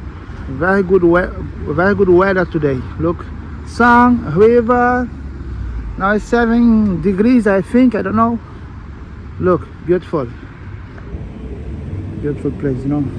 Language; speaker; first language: English; non-native, learner; Portuguese